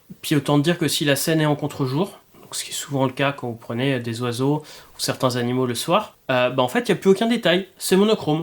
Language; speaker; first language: French; native; French